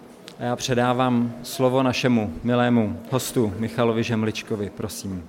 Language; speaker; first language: Czech; native; Czech